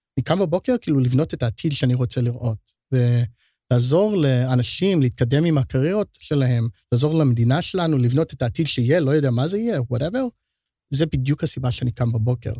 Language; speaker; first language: Hebrew; early bilingual, heritage; Hebrew